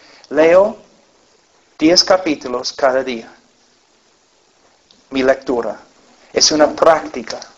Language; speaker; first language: Spanish; non-native, fluent; English